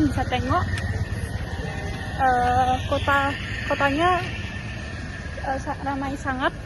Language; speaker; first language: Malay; non-native, learner; Indonesian